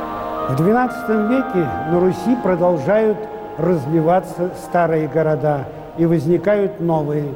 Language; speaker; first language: Russian; native; Russian